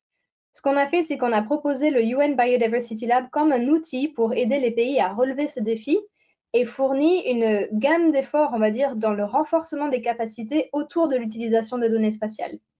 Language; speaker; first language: French; native; French